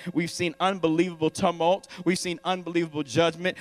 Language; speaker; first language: English; native; English